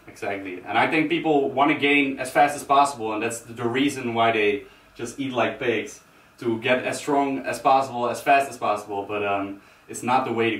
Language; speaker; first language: English; non-native, fluent; Dutch